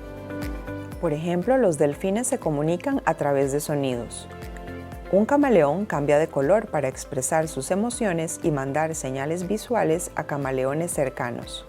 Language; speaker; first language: Spanish; native; Spanish